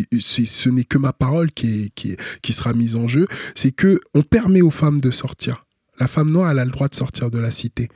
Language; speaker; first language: French; early bilingual, other home language; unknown